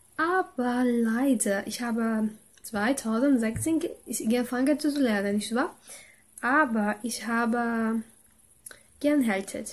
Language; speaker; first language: German; non-native, learner; Portuguese